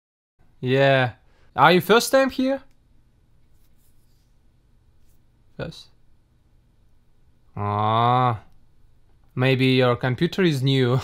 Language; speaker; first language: English; non-native, learner; Russian